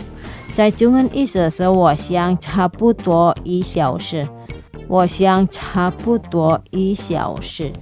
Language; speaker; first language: Chinese; non-native, fluent; Indonesian